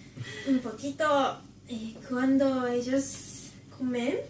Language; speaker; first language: Spanish; non-native, learner; Japanese